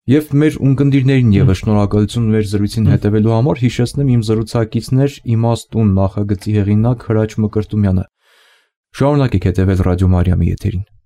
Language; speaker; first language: Armenian; native; Armenian